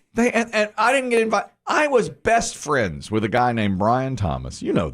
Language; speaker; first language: English; native; English